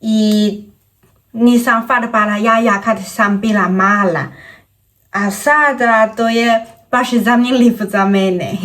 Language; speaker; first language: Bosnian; non-native, learner; Chinese